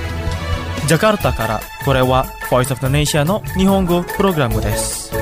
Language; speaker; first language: Japanese; non-native, fluent; Indonesian